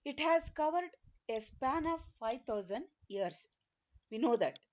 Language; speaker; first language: English; non-native, local second language; Kannada